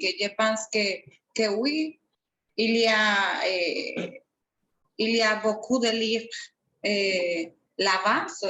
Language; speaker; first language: French; non-native, learner; Spanish